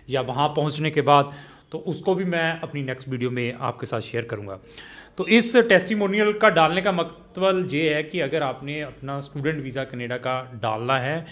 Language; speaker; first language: Hindi; non-native, local second language; Punjabi